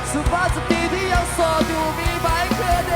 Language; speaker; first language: Thai; native; Thai